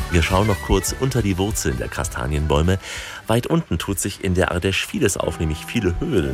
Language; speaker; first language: German; native; German